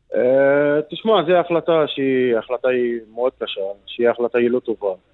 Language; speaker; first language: Hebrew; non-native, local second language; Arabic